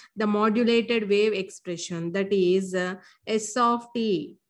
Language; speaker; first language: English; non-native, local second language; Telugu